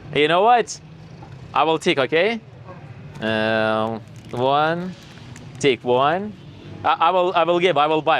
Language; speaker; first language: English; non-native, learner; Lithuanian